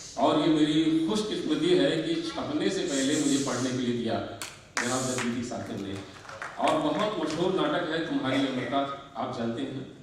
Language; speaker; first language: Hindi; native; Hindi